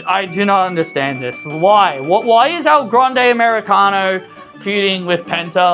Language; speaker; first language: English; native; English